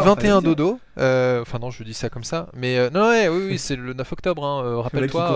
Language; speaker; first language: French; native; French